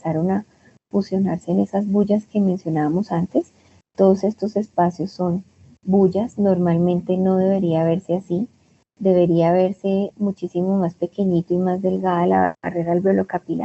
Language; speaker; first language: Spanish; native; Spanish